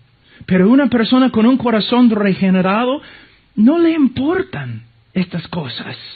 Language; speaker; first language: Spanish; non-native, fluent; English